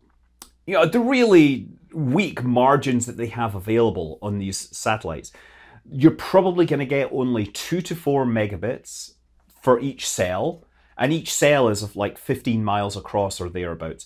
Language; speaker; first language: English; native; English